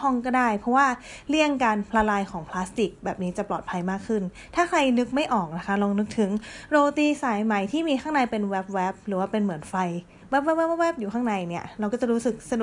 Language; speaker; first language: Thai; native; Thai